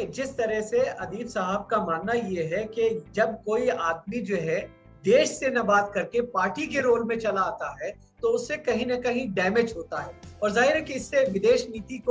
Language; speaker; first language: Hindi; native; Hindi